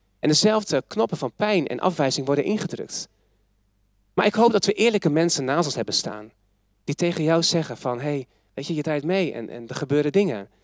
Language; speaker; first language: Dutch; native; Dutch